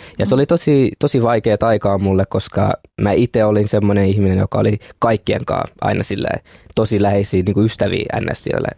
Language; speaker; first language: Finnish; early bilingual, other home language; Kinyarwanda